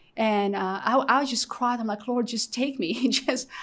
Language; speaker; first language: English; early bilingual, other home language; Arabic